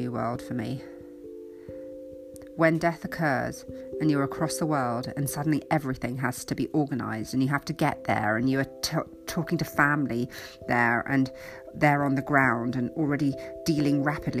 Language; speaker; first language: English; native; English